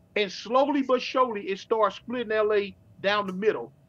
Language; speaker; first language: English; native; English